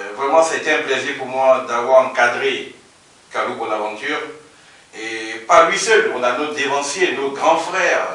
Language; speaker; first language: French; native; French